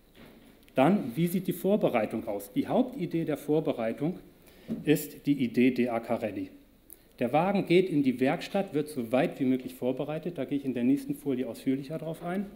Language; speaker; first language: German; native; German